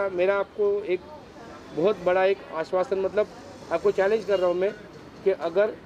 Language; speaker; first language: Hindi; non-native, local second language; Marathi